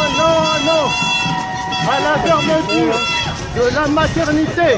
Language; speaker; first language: French; native; French